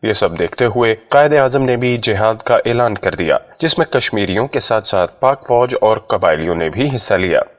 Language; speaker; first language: Urdu; native; Urdu